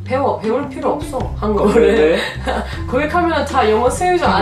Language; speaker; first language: Korean; non-native, fluent; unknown